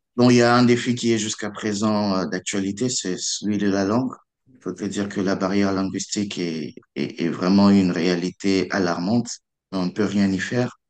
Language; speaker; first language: French; non-native, local second language; Lingala